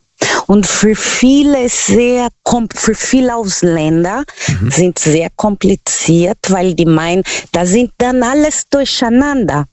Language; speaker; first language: German; non-native, learner; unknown